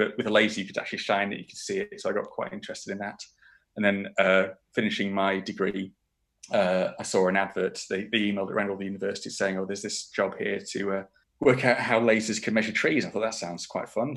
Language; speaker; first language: English; native; English